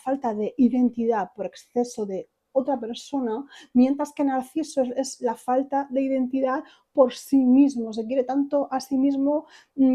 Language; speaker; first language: Spanish; native; Spanish